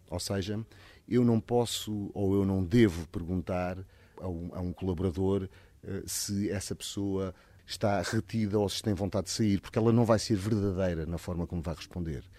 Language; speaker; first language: Portuguese; native; Portuguese